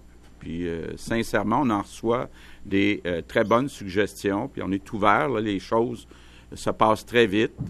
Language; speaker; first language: French; native; French